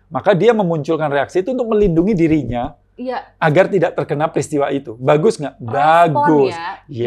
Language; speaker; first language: Indonesian; native; Indonesian